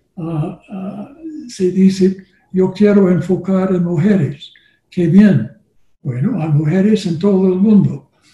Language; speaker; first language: Spanish; non-native, learner; English